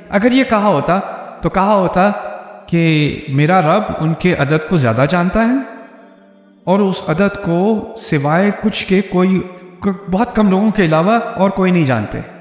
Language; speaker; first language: Urdu; early bilingual, heritage; Urdu